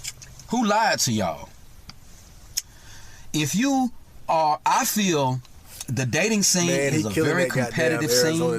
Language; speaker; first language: English; native; English